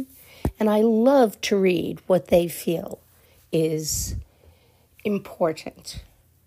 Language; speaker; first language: English; native; English